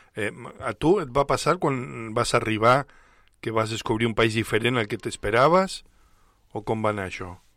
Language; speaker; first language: Catalan; native; Catalan